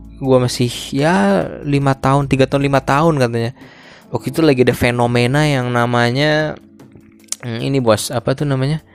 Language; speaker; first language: Indonesian; native; Indonesian